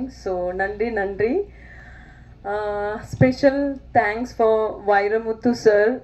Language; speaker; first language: Tamil; non-native, fluent; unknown